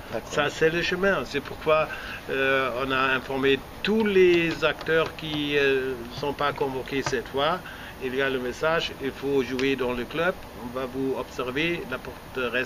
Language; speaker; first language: French; non-native, fluent; German